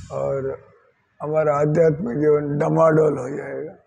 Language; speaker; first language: Hindi; non-native, local second language; Telugu